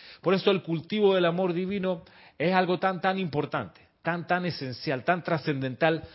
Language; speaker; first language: Spanish; native; Spanish